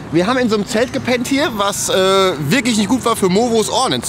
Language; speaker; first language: German; native; German